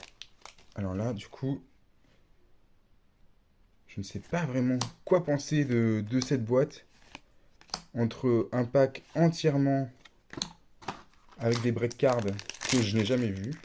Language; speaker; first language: French; native; French